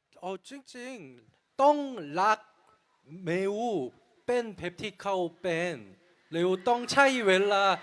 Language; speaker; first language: Thai; non-native, learner; Korean